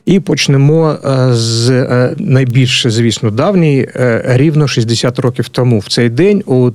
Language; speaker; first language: Ukrainian; native; Ukrainian